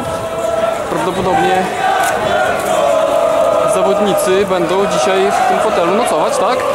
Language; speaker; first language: Polish; native; Polish